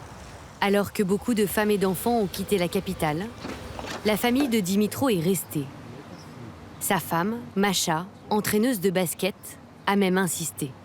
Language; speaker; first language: French; native; French